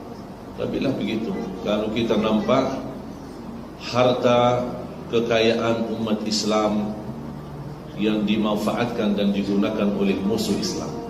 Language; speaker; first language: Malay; non-native, fluent; Arabic